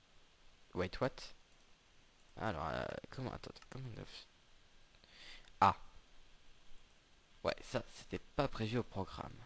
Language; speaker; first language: French; native; French